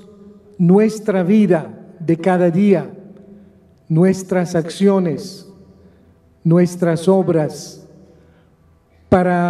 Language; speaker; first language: Spanish; non-native, fluent; Maltese